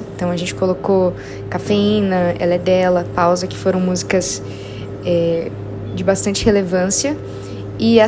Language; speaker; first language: Portuguese; native; Portuguese